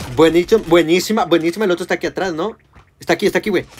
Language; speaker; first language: Spanish; native; Spanish